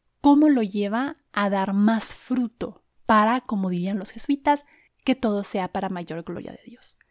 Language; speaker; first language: Spanish; native; Spanish